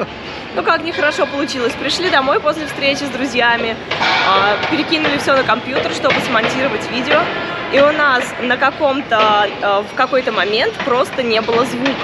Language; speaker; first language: Russian; native; Russian